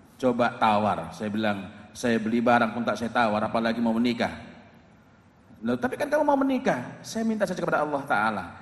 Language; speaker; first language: Indonesian; non-native, local second language; Javanese